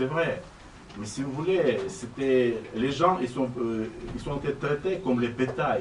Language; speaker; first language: French; non-native, learner; Russian